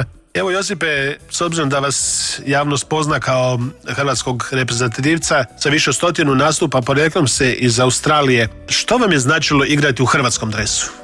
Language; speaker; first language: Bosnian; native; Bosnian